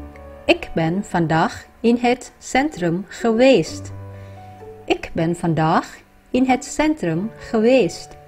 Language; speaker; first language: Dutch; non-native, fluent; Vietnamese